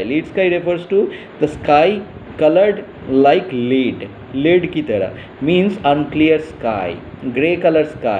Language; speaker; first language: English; non-native, local second language; Hindi